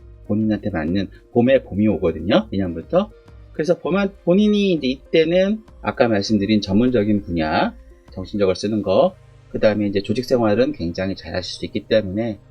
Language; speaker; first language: Korean; native; Korean